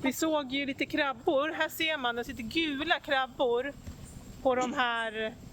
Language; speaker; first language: Swedish; native; Swedish